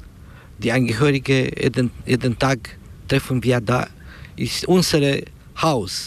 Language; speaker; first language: German; non-native, learner; Romanian